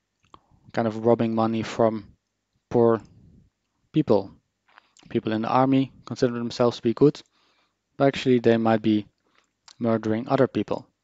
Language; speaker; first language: English; non-native, fluent; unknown